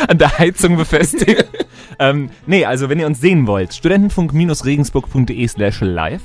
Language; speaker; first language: German; native; German